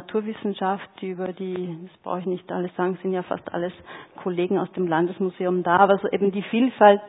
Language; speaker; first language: German; native; German